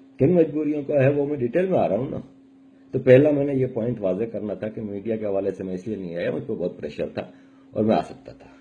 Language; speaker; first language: Urdu; native; Urdu